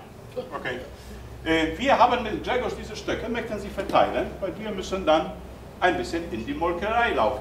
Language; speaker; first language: German; non-native, fluent; Polish